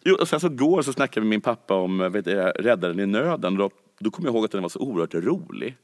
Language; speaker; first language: Swedish; native; Swedish